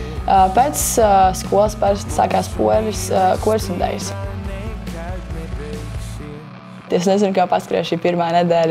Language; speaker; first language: Latvian; early bilingual, heritage; Latvian